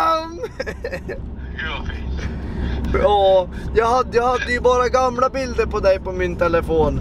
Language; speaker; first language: Swedish; native; Swedish